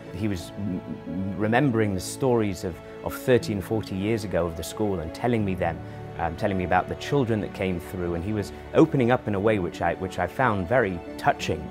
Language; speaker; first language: English; native; English